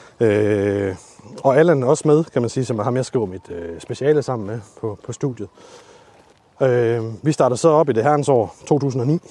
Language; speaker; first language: Danish; native; Danish